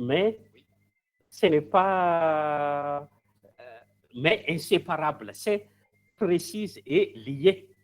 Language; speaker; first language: French; non-native, local second language; Malagasy